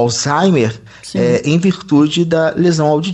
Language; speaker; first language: Portuguese; native; Portuguese